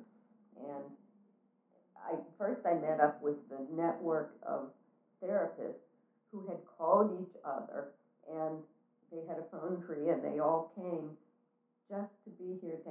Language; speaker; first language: English; native; English